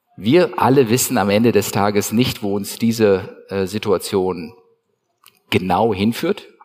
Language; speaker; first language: German; native; German